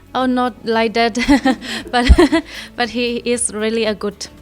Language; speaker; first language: English; non-native, learner; Chinese